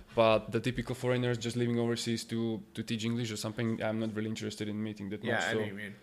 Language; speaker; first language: English; non-native, fluent; Slovak